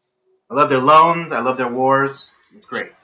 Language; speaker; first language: English; native; English